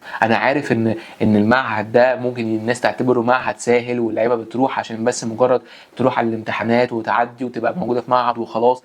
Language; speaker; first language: Arabic; native; Arabic